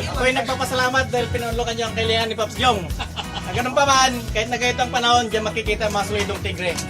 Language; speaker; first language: Filipino; non-native, local second language; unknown